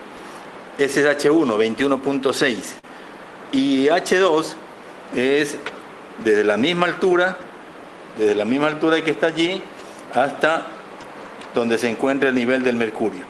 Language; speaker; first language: Spanish; native; Spanish